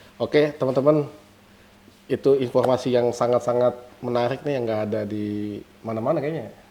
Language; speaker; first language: Indonesian; native; Indonesian